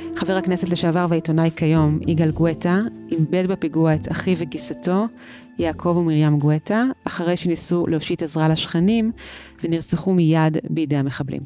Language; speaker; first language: Hebrew; native; Hebrew